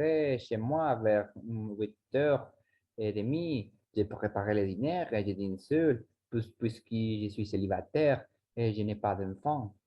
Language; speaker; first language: French; non-native, learner; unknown